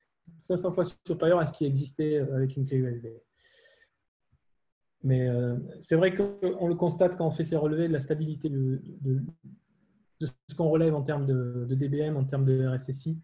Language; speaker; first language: French; native; French